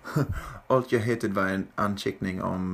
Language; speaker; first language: Swedish; non-native, fluent; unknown